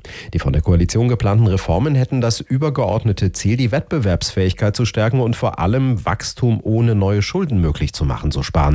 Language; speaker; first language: German; native; German